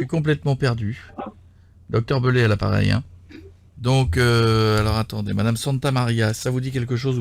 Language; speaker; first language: French; native; French